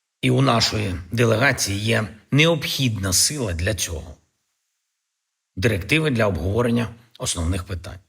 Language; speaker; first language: Ukrainian; native; Ukrainian